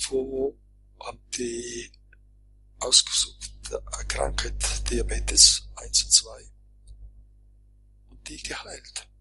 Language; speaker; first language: German; non-native, fluent; Croatian